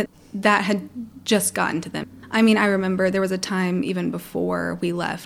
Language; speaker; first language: English; early bilingual, other home language; Pennsylvania German